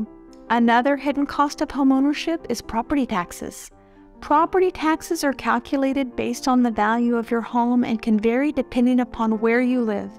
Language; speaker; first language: English; native; English